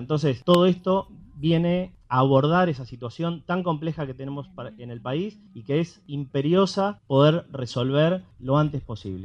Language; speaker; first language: Spanish; native; Spanish